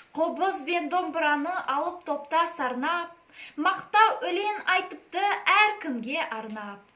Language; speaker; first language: Kazakh; non-native, local second language; Russian